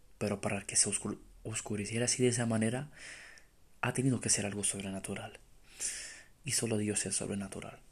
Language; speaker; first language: Spanish; non-native, fluent; Romanian